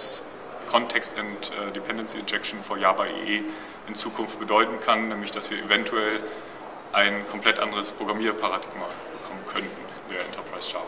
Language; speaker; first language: German; native; German